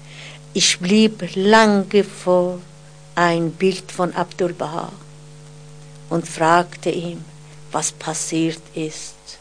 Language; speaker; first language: German; non-native, fluent; Persian